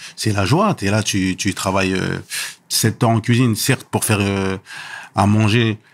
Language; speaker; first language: French; native; French